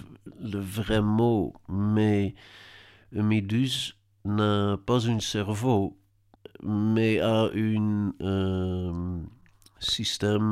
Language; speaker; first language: French; non-native, learner; Dutch